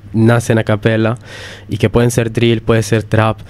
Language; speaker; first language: Spanish; early bilingual, heritage; Italian